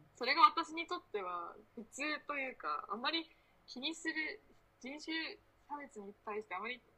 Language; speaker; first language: Japanese; early bilingual, other home language; Spanish